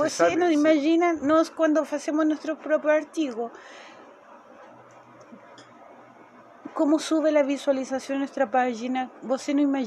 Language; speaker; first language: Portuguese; non-native, learner; Spanish